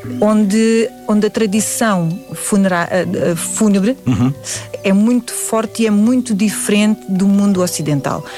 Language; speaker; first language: Portuguese; early bilingual, other home language; English